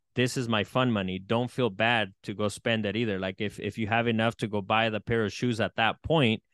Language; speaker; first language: English; early bilingual, other home language; Spanish